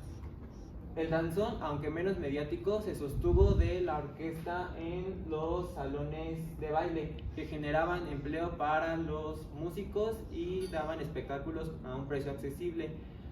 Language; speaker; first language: Spanish; native; Spanish